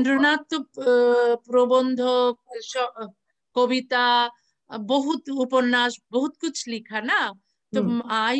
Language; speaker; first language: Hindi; non-native, learner; Bangla